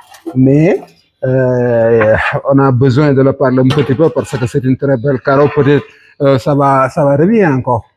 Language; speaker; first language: French; non-native, local second language; Wolof